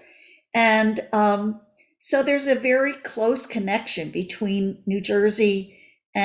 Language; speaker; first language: English; native; English